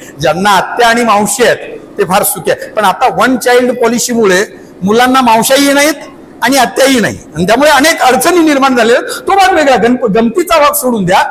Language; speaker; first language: Marathi; non-native, local second language; Kannada